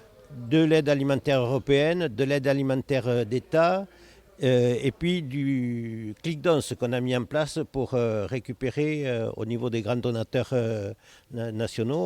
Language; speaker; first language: French; native; French